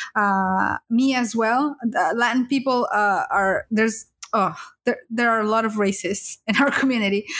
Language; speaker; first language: English; early bilingual, other home language; Spanish